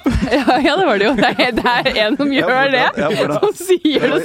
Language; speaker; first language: Norwegian; native; Norwegian